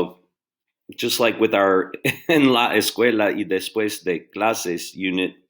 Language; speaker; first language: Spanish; non-native, fluent; English